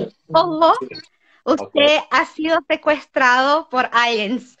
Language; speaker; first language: Spanish; non-native, learner; Portuguese